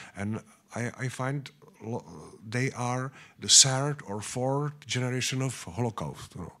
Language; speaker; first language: English; non-native, learner; Czech